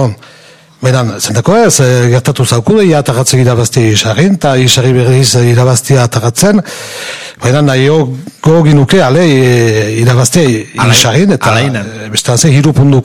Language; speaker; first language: Basque; native; Basque